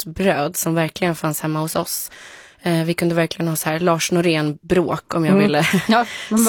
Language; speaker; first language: Swedish; early bilingual, other home language; Polish